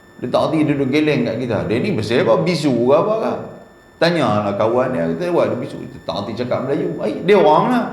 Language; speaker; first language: Malay; native; Malay